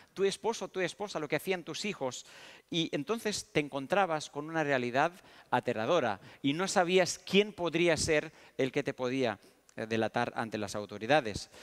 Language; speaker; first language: Spanish; early bilingual, other home language; Romanian